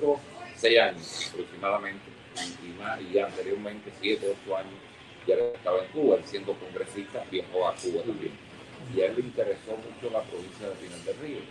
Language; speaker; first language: Spanish; native; Spanish